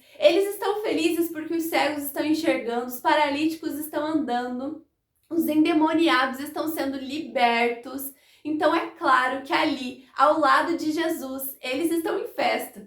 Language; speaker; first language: Portuguese; native; Portuguese